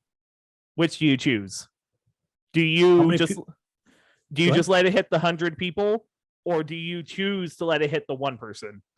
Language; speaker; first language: English; native; English